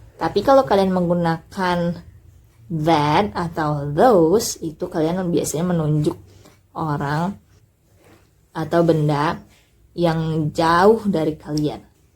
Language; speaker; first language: Indonesian; native; Indonesian